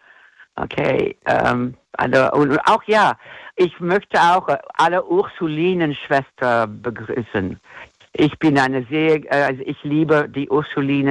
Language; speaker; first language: German; non-native, fluent; English